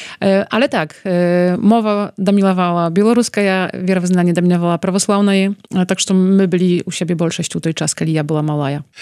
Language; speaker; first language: Belarusian; native; Belarusian